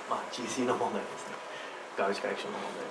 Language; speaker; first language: Japanese; non-native, learner; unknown